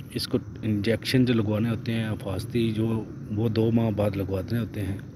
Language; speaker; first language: Urdu; non-native, local second language; Punjabi